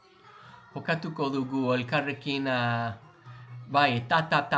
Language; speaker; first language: Basque; non-native, learner; English